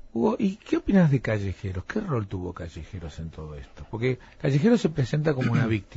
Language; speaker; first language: Spanish; native; Spanish